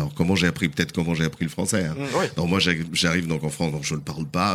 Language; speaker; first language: French; non-native, fluent; Portuguese